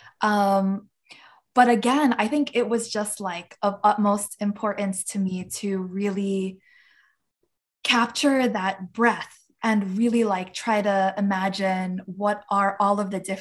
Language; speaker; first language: English; native; English